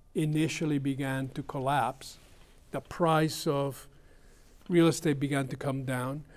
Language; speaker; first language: English; early bilingual, other home language; Spanish